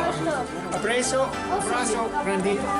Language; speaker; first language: Spanish; non-native, learner; English